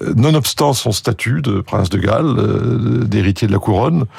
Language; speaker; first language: French; native; French